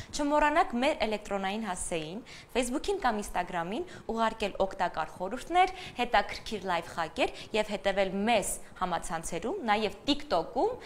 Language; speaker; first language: Armenian; native; Armenian